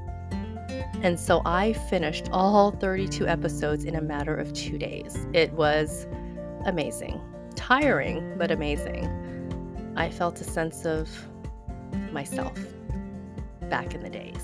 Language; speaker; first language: English; early bilingual, other home language; Chinese